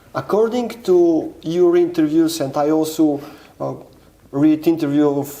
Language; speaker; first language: English; non-native, fluent; Bulgarian